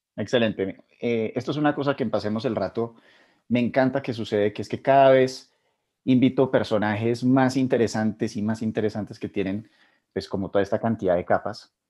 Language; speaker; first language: Spanish; native; Spanish